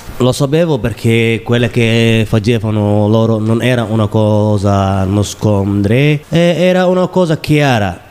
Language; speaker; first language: Italian; non-native, learner; Somali